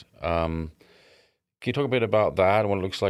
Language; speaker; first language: English; native; English